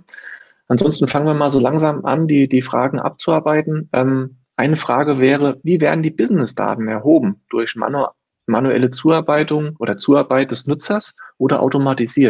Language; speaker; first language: German; native; German